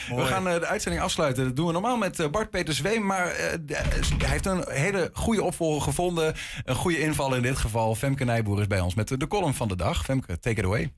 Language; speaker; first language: Dutch; native; Dutch